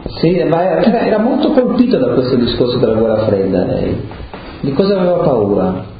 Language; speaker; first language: Italian; native; Italian